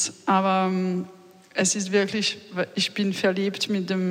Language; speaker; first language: German; non-native, learner; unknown